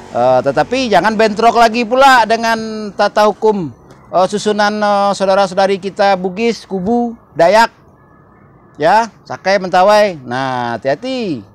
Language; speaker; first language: Indonesian; non-native, local second language; Minangkabau